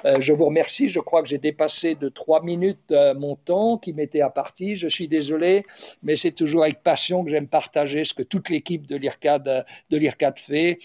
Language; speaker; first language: French; native; French